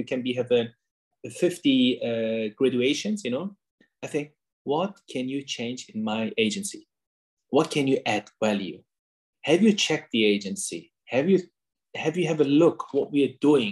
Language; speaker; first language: English; non-native, fluent; German